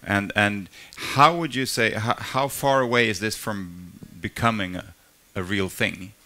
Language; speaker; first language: English; non-native, fluent; Swedish